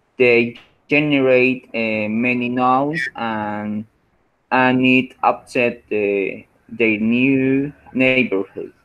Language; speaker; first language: English; non-native, learner; Spanish